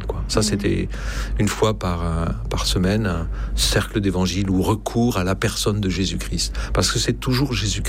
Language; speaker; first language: French; native; French